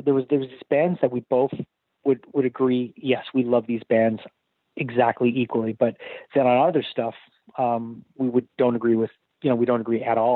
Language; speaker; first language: English; native; English